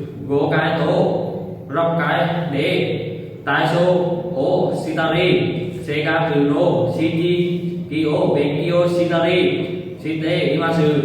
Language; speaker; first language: Japanese; non-native, learner; Vietnamese